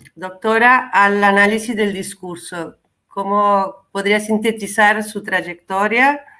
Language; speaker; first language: Spanish; non-native, fluent; Italian